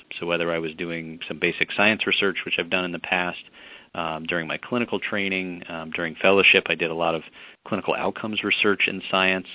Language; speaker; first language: English; native; English